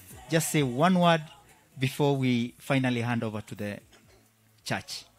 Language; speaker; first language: English; non-native, local second language; Kalenjin